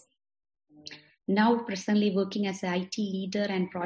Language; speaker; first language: English; non-native, local second language; Malayalam